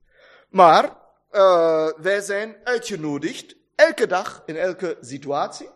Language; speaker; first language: Dutch; non-native, fluent; German